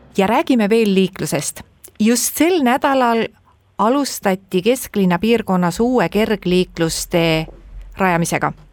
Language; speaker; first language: Estonian; native; Estonian